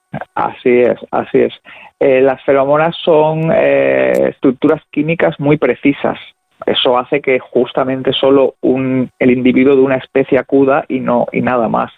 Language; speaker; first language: Spanish; native; Spanish